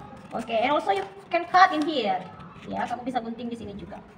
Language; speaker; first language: English; non-native, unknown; Indonesian